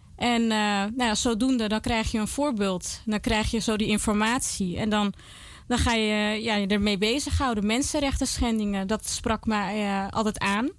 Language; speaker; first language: Dutch; native; Dutch